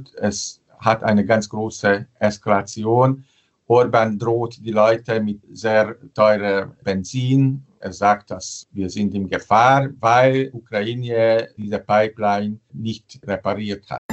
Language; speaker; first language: German; non-native, fluent; Hungarian